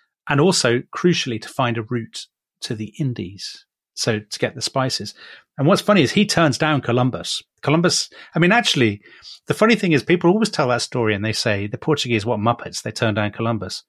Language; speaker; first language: English; native; English